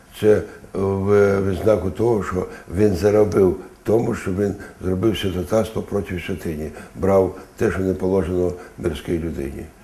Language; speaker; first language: Ukrainian; native; Ukrainian